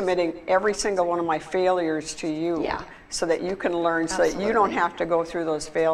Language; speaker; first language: English; native; English